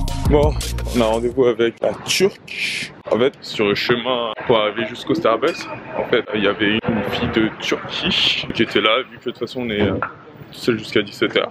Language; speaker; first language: French; native; French